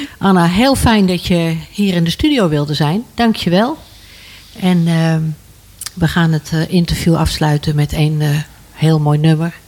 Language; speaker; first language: Dutch; native; Dutch